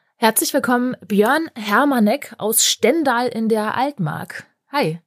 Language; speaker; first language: German; native; German